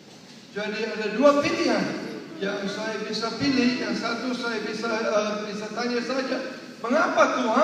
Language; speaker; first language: Indonesian; non-native, learner; English